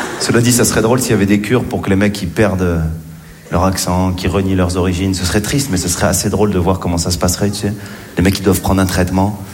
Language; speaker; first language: French; native; French